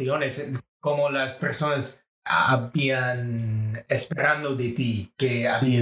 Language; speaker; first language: Spanish; non-native, fluent; English